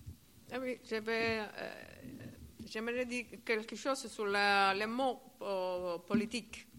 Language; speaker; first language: French; non-native, learner; Italian